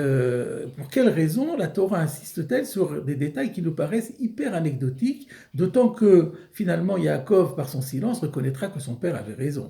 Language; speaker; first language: French; native; French